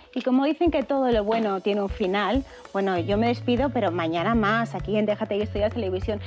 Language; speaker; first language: Spanish; native; Spanish